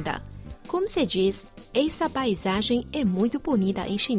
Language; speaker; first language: Portuguese; non-native, fluent; Chinese